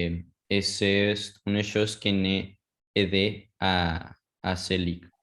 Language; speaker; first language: French; non-native, learner; Spanish